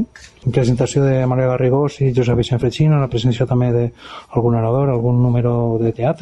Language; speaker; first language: Catalan; native; Catalan